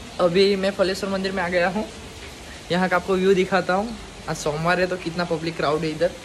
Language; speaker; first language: Hindi; non-native, local second language; Gujarati